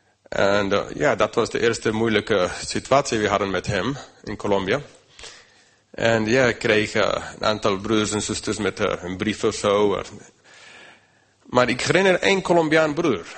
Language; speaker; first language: Dutch; non-native, fluent; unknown